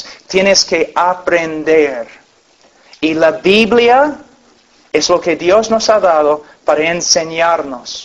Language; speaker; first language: Spanish; non-native, fluent; English